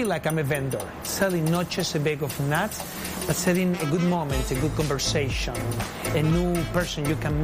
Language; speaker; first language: English; non-native, fluent; Spanish